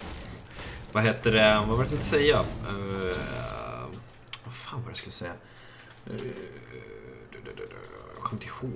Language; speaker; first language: Swedish; native; Swedish